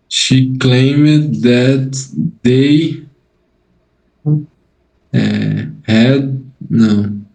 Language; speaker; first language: English; non-native, learner; Portuguese